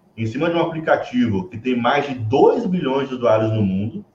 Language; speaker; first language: Portuguese; native; Portuguese